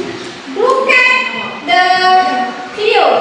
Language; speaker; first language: English; non-native, learner; Indonesian